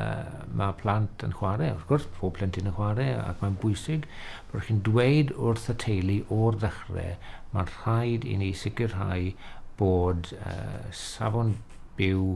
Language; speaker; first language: Welsh; native; Welsh